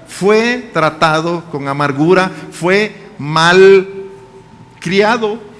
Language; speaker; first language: Spanish; native; Spanish